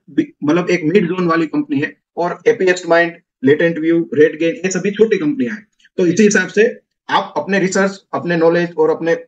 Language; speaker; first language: Hindi; non-native, local second language; Gujarati